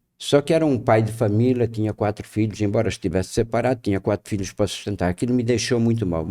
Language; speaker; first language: Portuguese; native; Portuguese